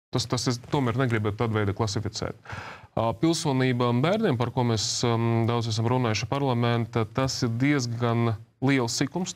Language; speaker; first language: Latvian; non-native, local second language; Russian